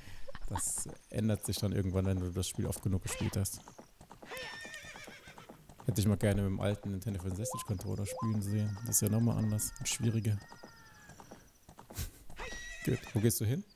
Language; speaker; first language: German; native; German